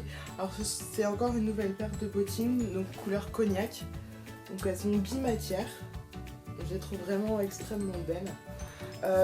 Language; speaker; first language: French; native; French